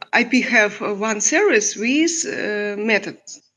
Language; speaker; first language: English; non-native, learner; Russian